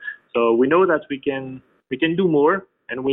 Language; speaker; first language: English; non-native, fluent; French